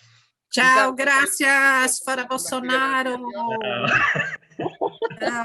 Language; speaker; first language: Spanish; non-native, learner; Portuguese